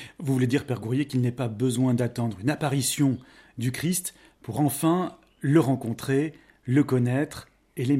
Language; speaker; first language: French; native; French